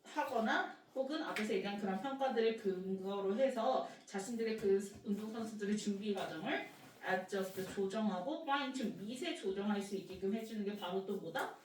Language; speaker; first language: Korean; native; Korean